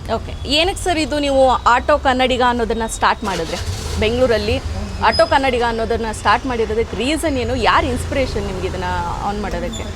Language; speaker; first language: Kannada; native; Kannada